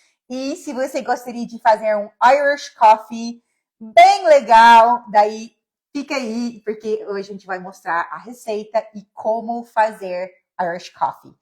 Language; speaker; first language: Portuguese; non-native, fluent; English